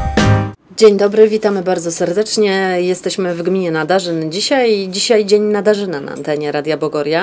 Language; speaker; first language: Polish; native; Polish